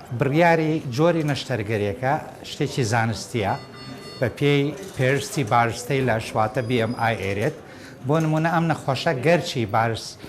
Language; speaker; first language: Central Kurdish; native; Central Kurdish